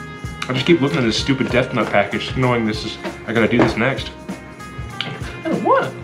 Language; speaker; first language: English; native; English